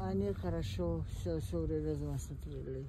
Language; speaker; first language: Russian; non-native, local second language; Georgian